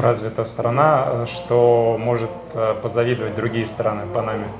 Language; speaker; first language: Russian; native; Russian